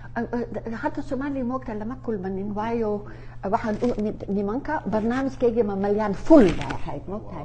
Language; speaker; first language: Somali; non-native, fluent; Arabic